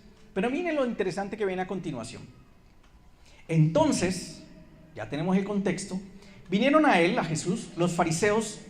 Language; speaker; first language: Spanish; native; Spanish